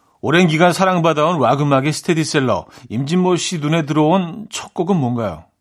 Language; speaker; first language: Korean; native; Korean